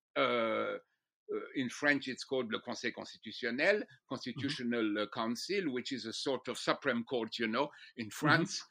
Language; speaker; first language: English; non-native, fluent; French